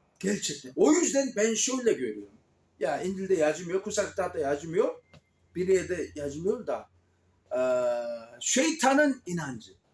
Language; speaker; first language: Turkish; non-native, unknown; Korean